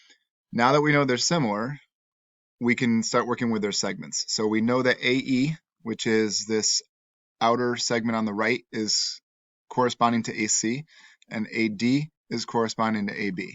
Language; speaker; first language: English; native; English